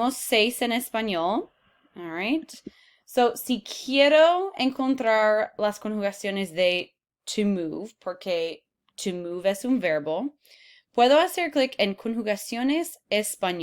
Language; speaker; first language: Spanish; non-native, fluent; English